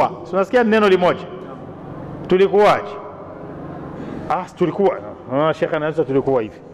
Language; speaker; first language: Swahili; non-native, local second language; Rundi